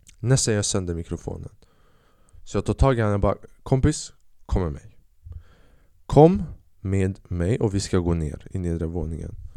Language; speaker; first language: Swedish; early bilingual, other home language; Albanian